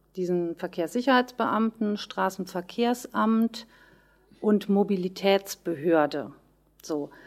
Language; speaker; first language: German; native; German